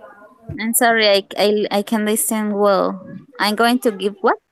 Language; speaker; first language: English; non-native, learner; Spanish